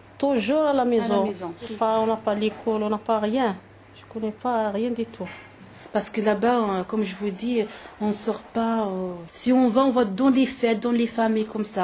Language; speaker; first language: French; early bilingual, other home language; Arabic